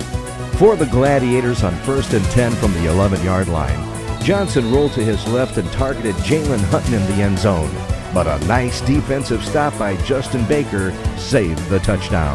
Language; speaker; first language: English; native; English